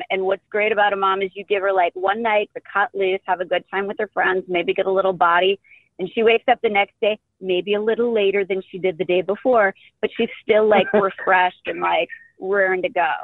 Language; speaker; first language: English; native; English